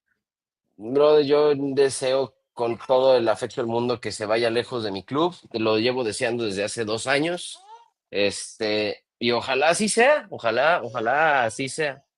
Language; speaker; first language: Spanish; native; Spanish